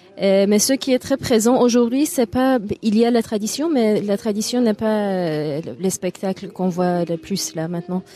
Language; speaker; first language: French; non-native, fluent; Persian